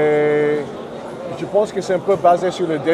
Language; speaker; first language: French; non-native, learner; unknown